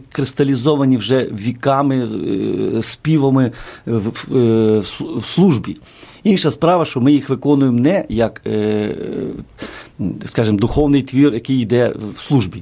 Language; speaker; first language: Ukrainian; native; Ukrainian